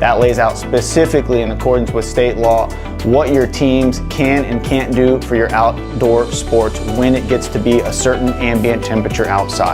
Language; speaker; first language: English; native; English